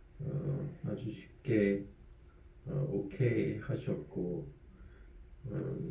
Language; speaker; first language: Korean; early bilingual, heritage; French